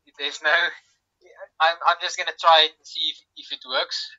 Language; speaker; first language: English; non-native, local second language; Afrikaans